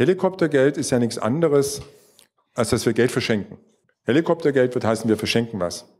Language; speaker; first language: German; native; German